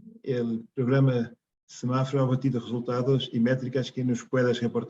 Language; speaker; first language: Spanish; non-native, fluent; Portuguese